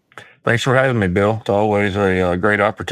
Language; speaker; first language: English; native; English